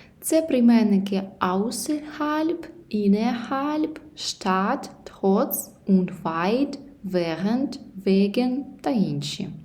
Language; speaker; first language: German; non-native, fluent; Ukrainian